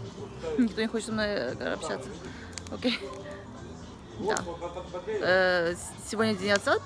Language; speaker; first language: Russian; native; Russian